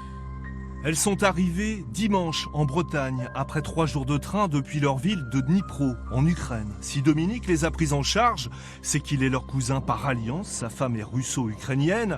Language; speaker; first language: French; native; French